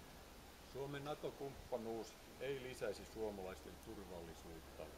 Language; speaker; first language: Finnish; native; Finnish